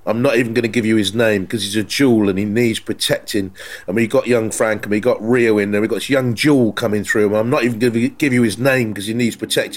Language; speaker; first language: English; native; English